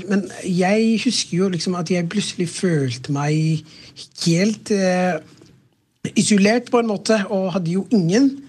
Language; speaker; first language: Norwegian; non-native, fluent; Somali